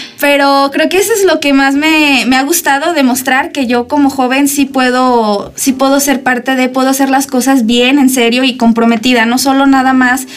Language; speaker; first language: Spanish; native; Spanish